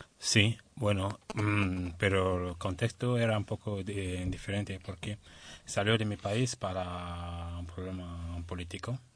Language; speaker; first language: Spanish; non-native, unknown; French